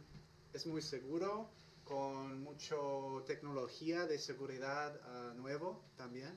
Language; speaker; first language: Spanish; non-native, learner; English